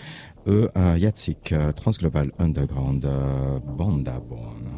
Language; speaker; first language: Hungarian; non-native, learner; French